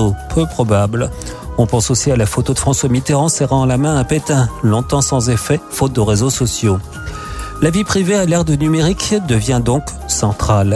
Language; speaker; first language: French; native; French